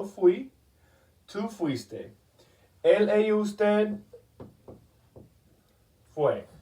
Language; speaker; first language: Spanish; non-native, fluent; English